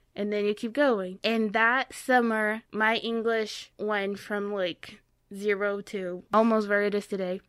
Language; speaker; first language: English; non-native, fluent; Portuguese